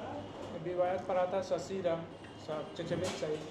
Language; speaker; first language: Russian; non-native, learner; Hindi